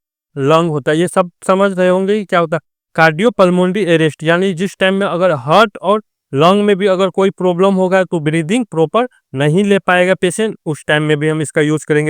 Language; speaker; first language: Hindi; native; Hindi